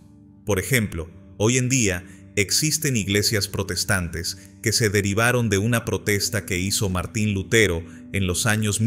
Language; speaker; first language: Spanish; native; Spanish